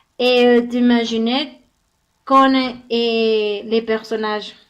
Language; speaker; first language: French; non-native, learner; Spanish